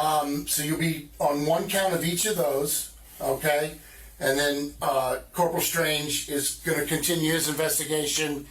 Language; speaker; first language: English; native; English